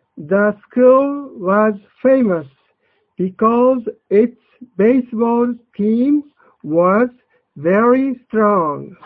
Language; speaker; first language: English; non-native, fluent; Japanese